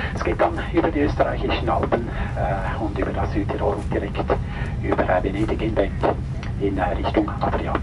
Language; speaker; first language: German; native; German